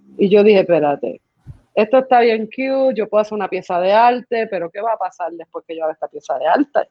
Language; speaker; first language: Spanish; early bilingual, other home language; English